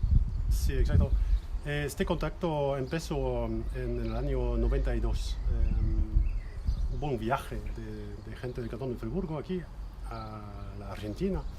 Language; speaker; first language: Spanish; non-native, fluent; French